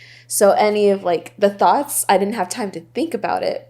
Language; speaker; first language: English; native; English